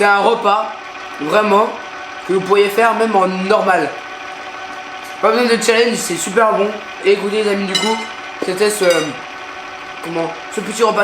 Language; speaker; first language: French; native; French